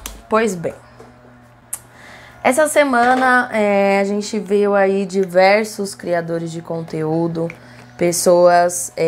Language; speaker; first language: Portuguese; native; Portuguese